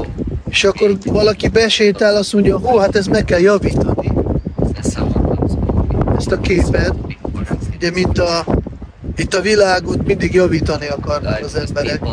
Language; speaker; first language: Hungarian; non-native, fluent; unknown